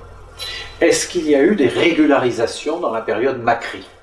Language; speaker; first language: French; native; French